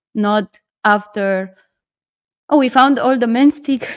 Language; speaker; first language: English; non-native, fluent; Romanian